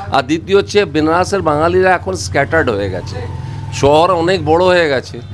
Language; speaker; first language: Bangla; non-native, local second language; Hindi